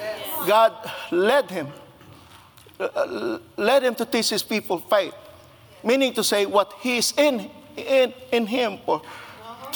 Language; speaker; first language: English; non-native, local second language; Filipino